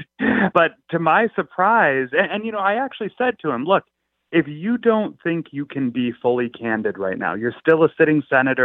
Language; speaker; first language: English; native; English